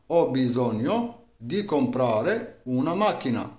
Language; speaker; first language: Italian; non-native, fluent; Arabic